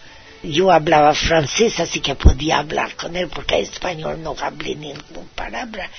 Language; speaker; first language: Spanish; non-native, fluent; Hungarian